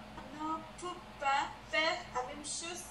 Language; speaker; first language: French; non-native, learner; Spanish